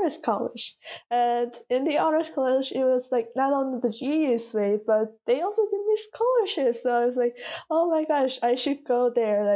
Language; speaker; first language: English; non-native, fluent; Korean